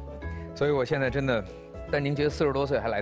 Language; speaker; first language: Chinese; native; Chinese